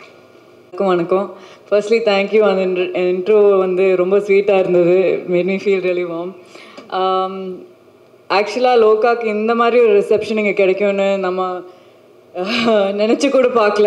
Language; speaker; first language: Tamil; non-native, local second language; Malayalam